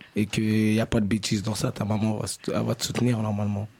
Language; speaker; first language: French; native; French